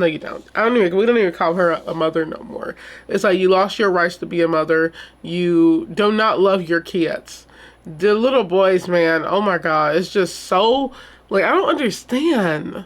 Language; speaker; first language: English; native; English